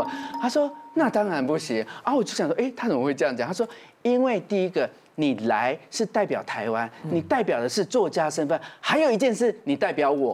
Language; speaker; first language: Chinese; native; Chinese